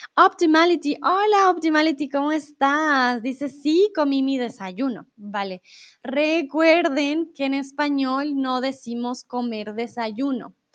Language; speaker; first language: Spanish; native; Spanish